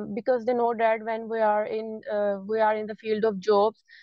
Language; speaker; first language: English; non-native, local second language; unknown